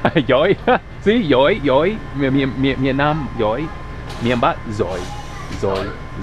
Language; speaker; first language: Vietnamese; non-native, learner; English